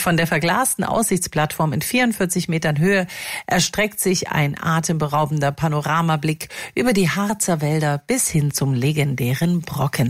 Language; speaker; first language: German; native; German